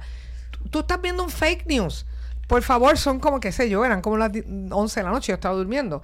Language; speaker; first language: Spanish; native; Spanish